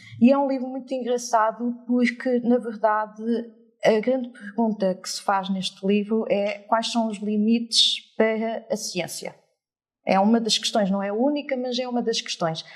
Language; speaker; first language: Portuguese; early bilingual, other home language; French